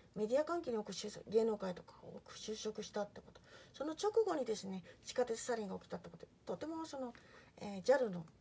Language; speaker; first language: Japanese; native; Japanese